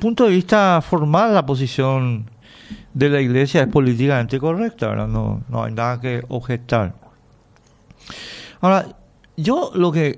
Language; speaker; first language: Spanish; native; Spanish